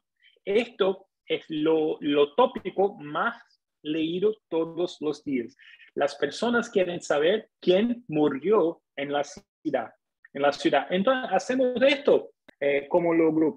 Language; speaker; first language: Spanish; non-native, fluent; Portuguese